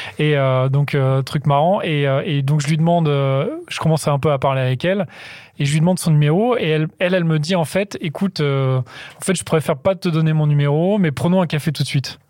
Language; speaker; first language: French; native; French